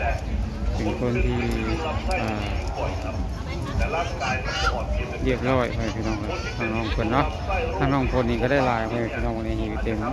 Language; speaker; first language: Thai; non-native, local second language; Lao